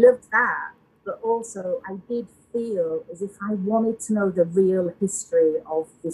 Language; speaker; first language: English; native; English